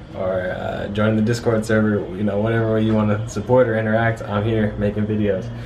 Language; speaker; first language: English; native; English